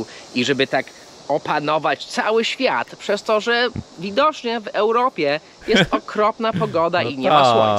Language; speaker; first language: Polish; non-native, fluent; English